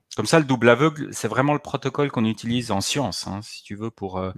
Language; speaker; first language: French; native; French